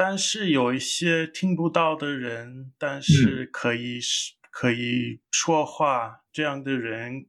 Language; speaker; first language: Chinese; non-native, fluent; English